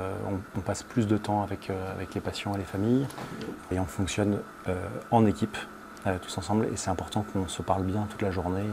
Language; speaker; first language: French; native; French